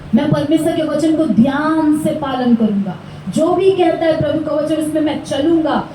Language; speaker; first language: Hindi; non-native, local second language; Telugu